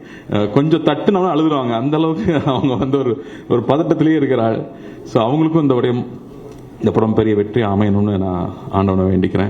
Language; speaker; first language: Tamil; native; Tamil